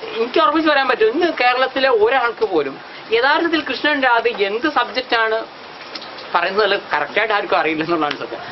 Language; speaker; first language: Malayalam; non-native, local second language; Hindi